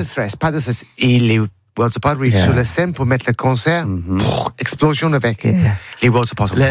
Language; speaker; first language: French; non-native, learner; English